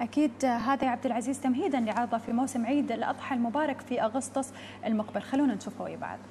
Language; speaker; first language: Arabic; native; Arabic